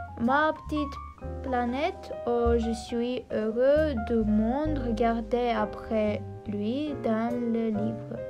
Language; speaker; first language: French; non-native, learner; Armenian